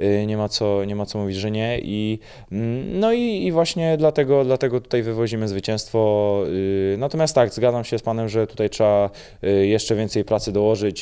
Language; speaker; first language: Polish; native; Polish